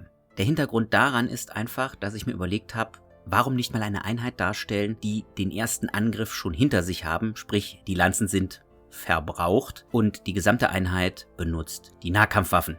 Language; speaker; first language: German; native; German